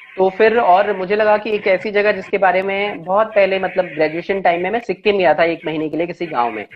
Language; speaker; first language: Hindi; native; Hindi